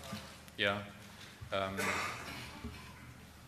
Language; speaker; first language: German; native; German